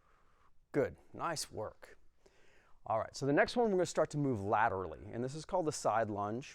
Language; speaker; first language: English; native; English